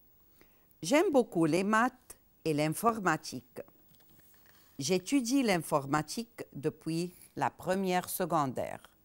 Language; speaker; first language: French; non-native, fluent; Arabic